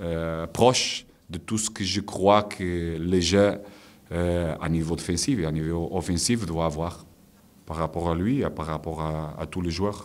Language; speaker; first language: French; non-native, fluent; Portuguese